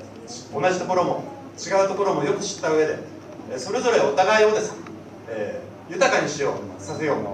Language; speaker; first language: Japanese; native; Japanese